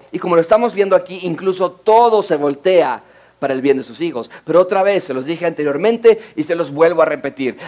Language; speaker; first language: Spanish; native; Spanish